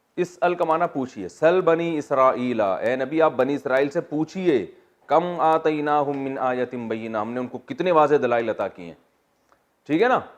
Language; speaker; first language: Urdu; native; Urdu